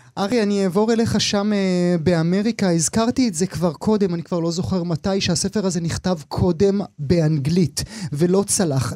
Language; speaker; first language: Hebrew; native; Hebrew